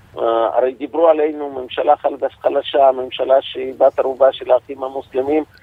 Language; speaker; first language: Hebrew; non-native, fluent; Russian